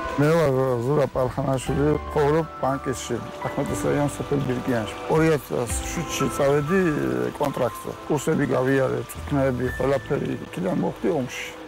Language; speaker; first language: Georgian; non-native, local second language; Chechen